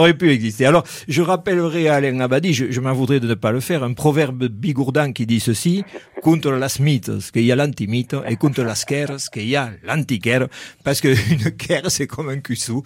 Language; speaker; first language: French; native; French